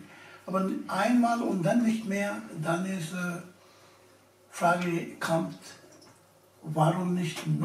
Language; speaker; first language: German; non-native, learner; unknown